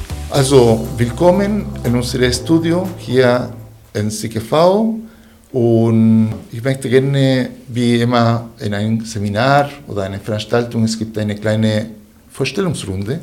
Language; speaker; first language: German; non-native, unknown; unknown